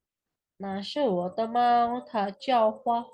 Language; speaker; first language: Chinese; non-native, fluent; Indonesian